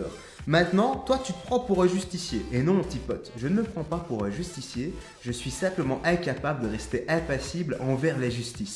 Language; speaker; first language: French; native; French